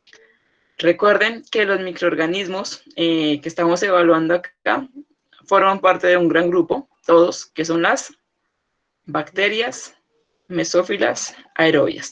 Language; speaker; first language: Spanish; native; Spanish